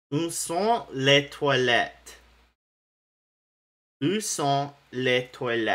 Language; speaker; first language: French; non-native, learner; English